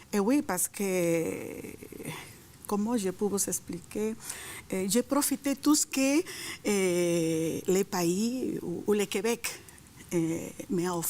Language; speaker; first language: French; non-native, fluent; Spanish